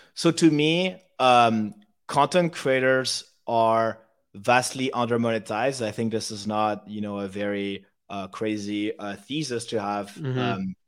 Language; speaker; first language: English; non-native, fluent; French